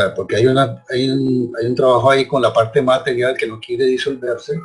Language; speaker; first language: Spanish; native; Spanish